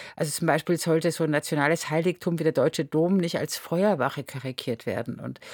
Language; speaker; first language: German; native; German